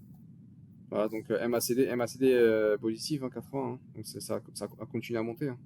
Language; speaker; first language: French; native; French